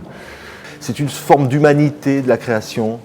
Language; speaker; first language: French; native; French